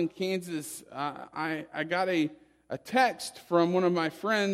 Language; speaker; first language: English; native; English